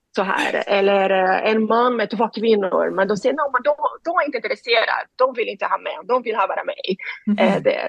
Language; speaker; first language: Swedish; non-native, fluent; Portuguese